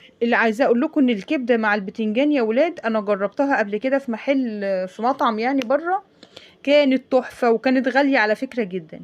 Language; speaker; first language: Arabic; native; Arabic